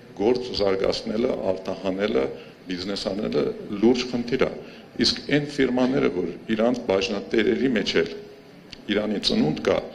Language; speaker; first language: Armenian; early bilingual, heritage; Armenian